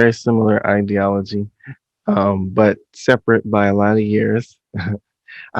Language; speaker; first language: English; native; English